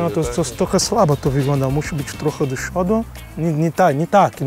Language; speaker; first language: Polish; non-native, learner; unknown